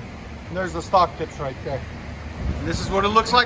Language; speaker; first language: English; early bilingual, heritage; Spanish